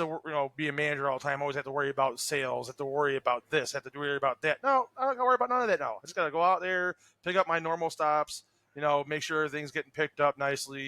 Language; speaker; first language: English; native; English